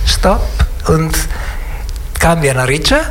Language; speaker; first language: German; non-native, learner; Italian